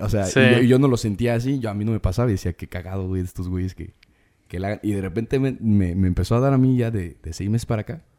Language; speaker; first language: Spanish; native; Spanish